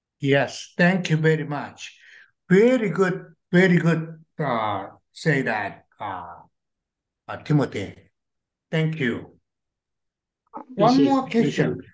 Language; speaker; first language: English; non-native, learner; Korean